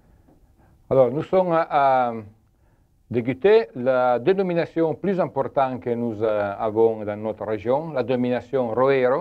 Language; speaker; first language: French; non-native, learner; Italian